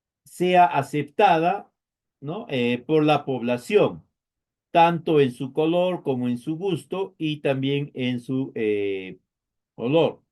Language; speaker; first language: Spanish; native; Spanish